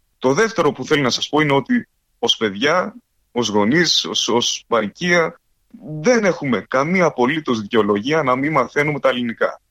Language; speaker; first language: Greek; early bilingual, heritage; Greek